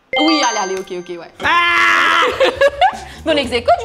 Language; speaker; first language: French; non-native, local second language; Morisyen